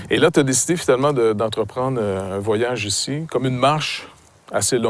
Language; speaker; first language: French; native; French